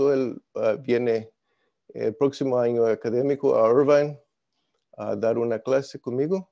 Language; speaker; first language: Spanish; non-native, fluent; English